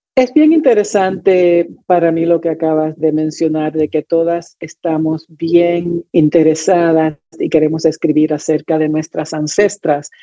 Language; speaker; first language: Spanish; native; Spanish